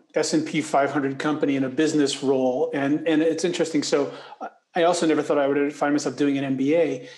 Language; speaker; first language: English; native; English